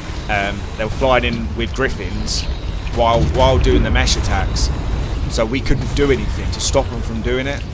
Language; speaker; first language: English; native; English